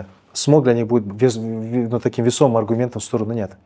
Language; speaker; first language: Russian; native; Russian